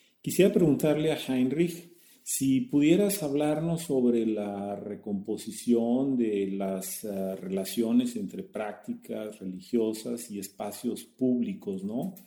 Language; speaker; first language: Spanish; native; Spanish